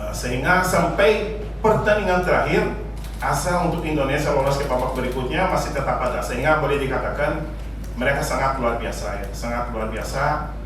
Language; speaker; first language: Indonesian; non-native, fluent; Portuguese